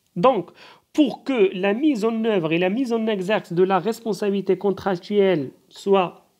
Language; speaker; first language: French; non-native, local second language; Arabic